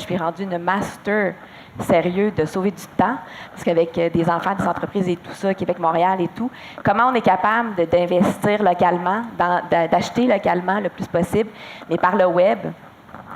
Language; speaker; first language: French; native; French